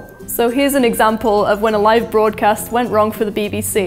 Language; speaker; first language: English; native; English